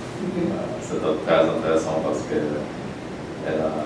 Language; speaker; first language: French; non-native, learner; Polish